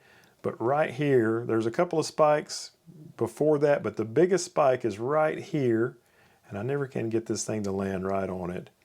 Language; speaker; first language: English; native; English